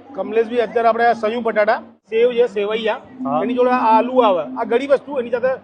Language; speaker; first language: Gujarati; non-native, local second language; Sindhi